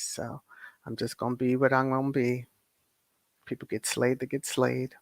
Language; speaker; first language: English; native; English